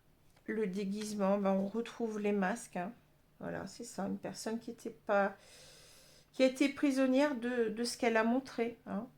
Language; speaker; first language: French; native; French